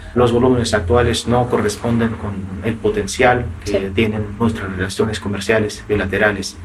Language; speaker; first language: Spanish; non-native, fluent; Russian